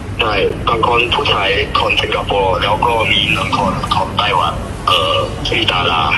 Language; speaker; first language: Thai; non-native, learner; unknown